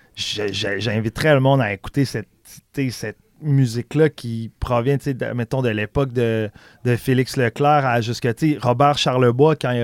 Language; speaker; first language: French; native; French